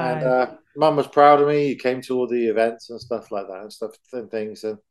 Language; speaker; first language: English; native; English